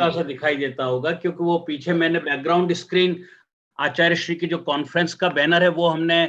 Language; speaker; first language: Hindi; native; Hindi